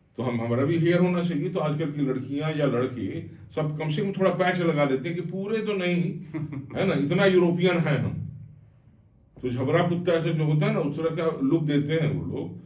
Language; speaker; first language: Hindi; non-native, local second language; Bhojpuri